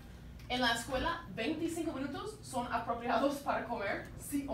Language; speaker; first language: Spanish; non-native, fluent; English